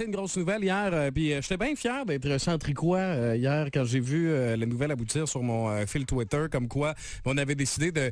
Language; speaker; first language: French; native; French